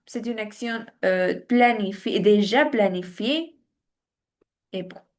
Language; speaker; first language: French; non-native, learner; Spanish